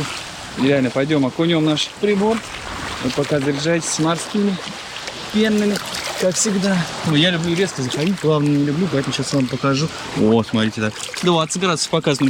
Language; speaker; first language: Russian; native; Russian